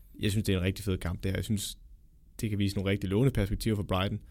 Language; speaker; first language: Danish; native; Danish